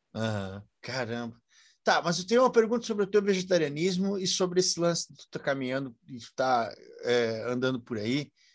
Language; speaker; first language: Portuguese; native; Portuguese